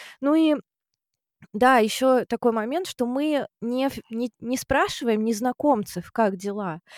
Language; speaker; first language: Russian; native; Russian